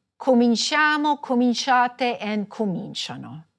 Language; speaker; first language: Italian; non-native, fluent; English